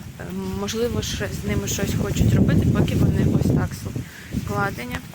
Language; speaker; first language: Ukrainian; non-native, local second language; Russian